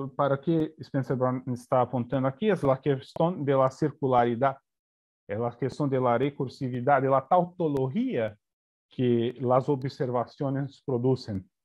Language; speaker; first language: Spanish; non-native, fluent; Portuguese